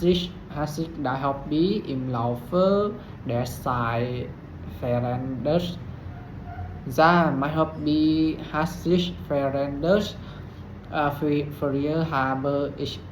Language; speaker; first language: German; non-native, learner; Vietnamese